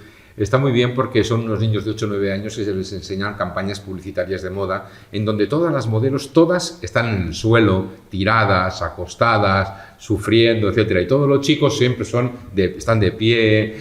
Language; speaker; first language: Spanish; native; Spanish